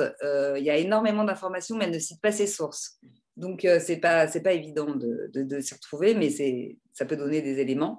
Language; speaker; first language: French; native; French